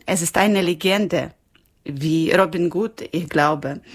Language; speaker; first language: German; non-native, learner; Ukrainian